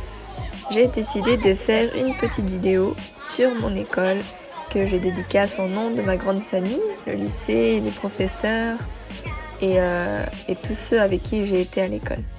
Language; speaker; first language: French; non-native, fluent; Korean